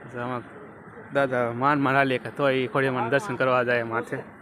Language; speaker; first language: Gujarati; native; Gujarati